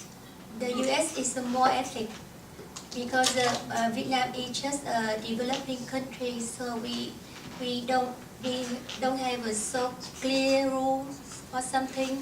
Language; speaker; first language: English; non-native, learner; Vietnamese